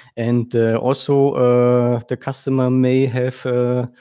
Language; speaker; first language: English; non-native, fluent; German